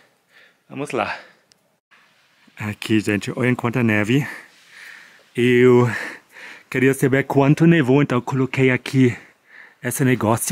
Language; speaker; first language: Portuguese; non-native, fluent; German